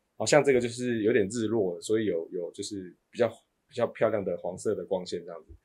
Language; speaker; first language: Chinese; native; Chinese